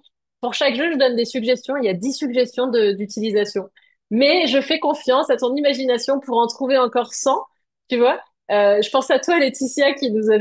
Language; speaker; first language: French; native; French